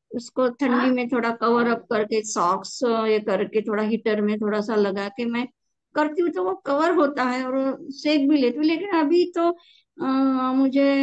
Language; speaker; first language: Hindi; native; Hindi